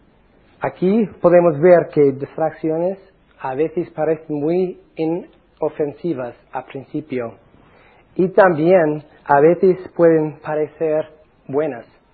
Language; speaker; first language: Spanish; non-native, fluent; English